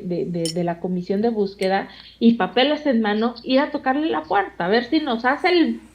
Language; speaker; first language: Spanish; native; Spanish